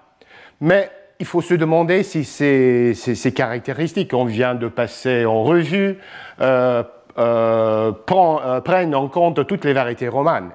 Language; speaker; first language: French; non-native, fluent; English